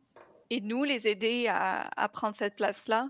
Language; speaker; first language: French; native; French